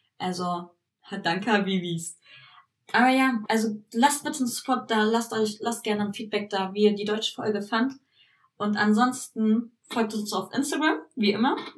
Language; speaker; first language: German; early bilingual, other home language; Turkish